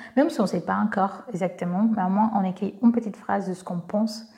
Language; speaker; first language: French; non-native, fluent; Portuguese